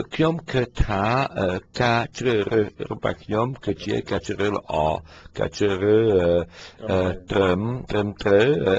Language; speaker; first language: Khmer; non-native, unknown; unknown